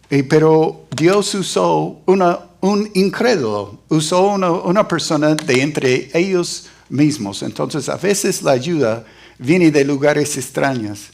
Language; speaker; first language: Spanish; non-native, fluent; English